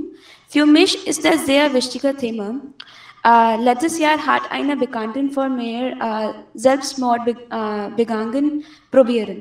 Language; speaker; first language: German; non-native, fluent; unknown